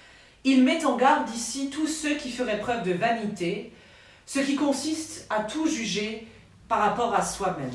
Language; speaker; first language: French; native; French